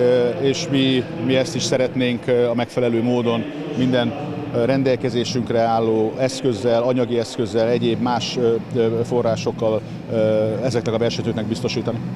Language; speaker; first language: Hungarian; native; Hungarian